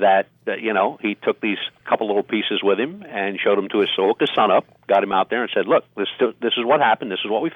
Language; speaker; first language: English; native; English